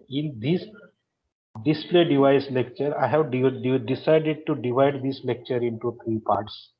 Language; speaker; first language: English; non-native, local second language; Marathi